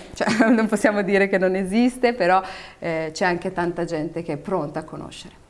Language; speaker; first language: Italian; early bilingual, other home language; Arabic